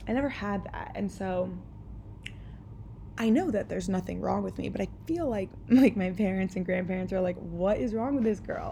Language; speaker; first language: English; native; English